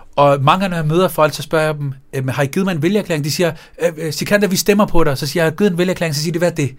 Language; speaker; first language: Danish; early bilingual, other home language; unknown